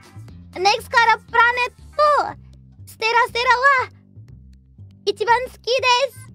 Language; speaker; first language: Japanese; non-native, learner; Indonesian